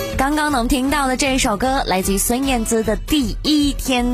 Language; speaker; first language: Chinese; native; Chinese